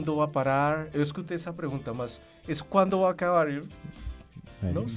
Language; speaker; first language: Portuguese; non-native, fluent; Spanish